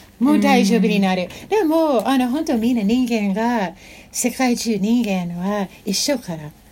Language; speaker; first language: Japanese; non-native, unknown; English